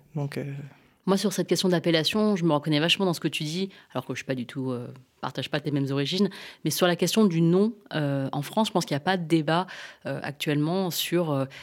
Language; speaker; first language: French; native; French